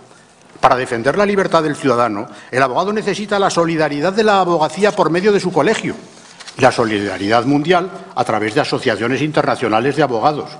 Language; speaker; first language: Spanish; native; Spanish